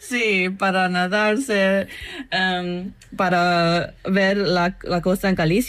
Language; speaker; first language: Spanish; non-native, learner; English